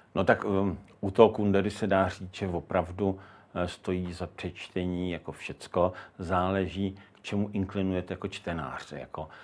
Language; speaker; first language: Czech; native; Czech